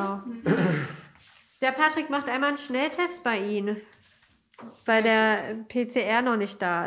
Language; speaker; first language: German; native; German